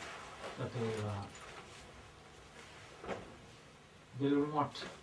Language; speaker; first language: Japanese; non-native, learner; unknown